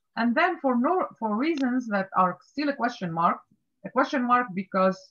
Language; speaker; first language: English; non-native, fluent; Arabic